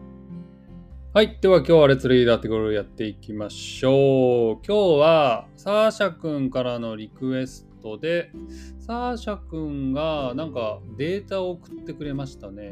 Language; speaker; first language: Japanese; native; Japanese